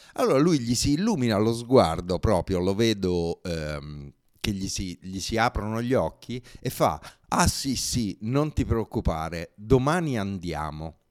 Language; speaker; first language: Italian; native; Italian